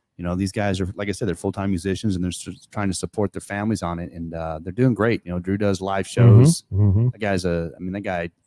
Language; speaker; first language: English; native; English